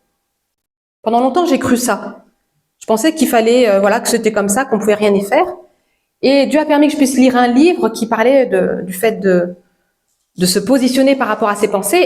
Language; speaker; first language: French; native; French